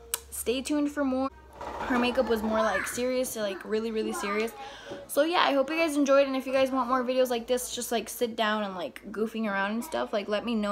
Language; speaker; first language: English; early bilingual, other home language; Spanish